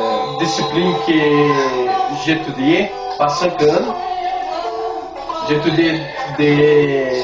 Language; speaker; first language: French; non-native, learner; Spanish